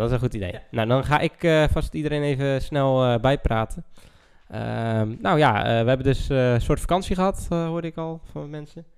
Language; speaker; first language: Dutch; native; Dutch